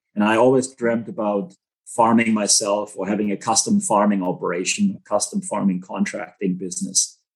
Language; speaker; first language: English; non-native, fluent; German